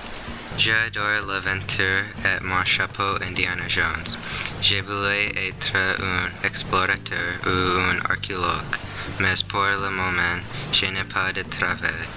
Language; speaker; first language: French; non-native, learner; English